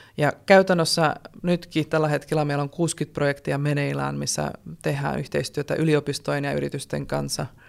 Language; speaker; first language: Finnish; non-native, fluent; Czech